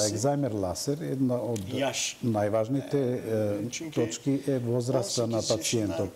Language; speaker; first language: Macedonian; non-native, local second language; Turkish